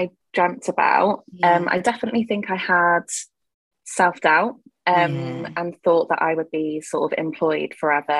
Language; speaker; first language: English; native; English